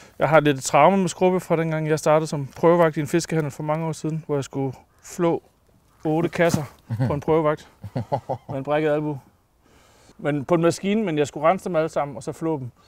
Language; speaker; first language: Danish; native; Danish